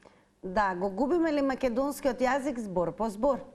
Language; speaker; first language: Macedonian; native; Macedonian